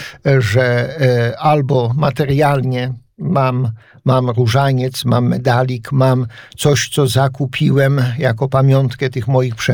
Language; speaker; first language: Polish; native; Polish